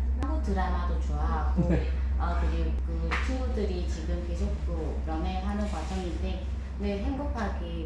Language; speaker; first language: Korean; non-native, fluent; Vietnamese